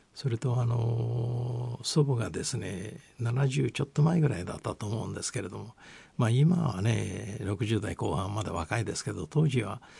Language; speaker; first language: Japanese; native; Japanese